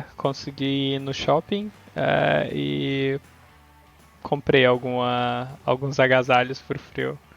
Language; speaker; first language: Portuguese; native; Portuguese